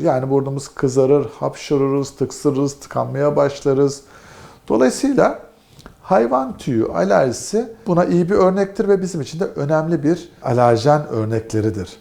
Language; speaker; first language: Turkish; native; Turkish